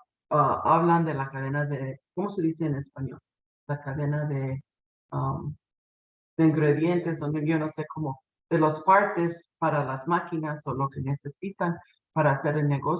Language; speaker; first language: Spanish; non-native, fluent; English